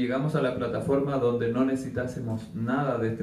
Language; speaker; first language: Spanish; native; Spanish